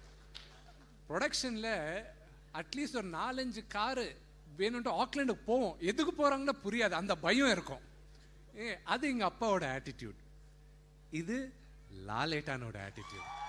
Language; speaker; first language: Tamil; non-native, fluent; Telugu